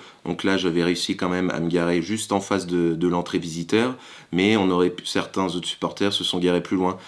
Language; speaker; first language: French; native; French